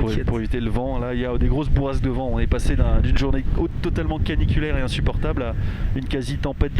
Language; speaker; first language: French; native; French